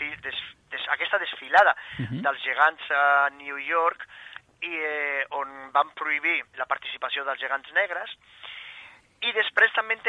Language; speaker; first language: Catalan; non-native, fluent; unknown